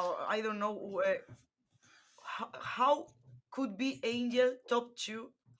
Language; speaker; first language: English; non-native, fluent; Spanish